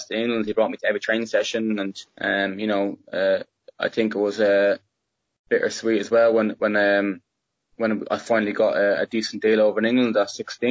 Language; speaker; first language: English; native; English